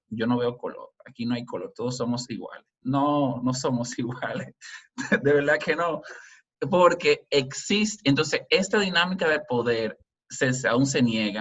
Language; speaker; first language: Spanish; native; Spanish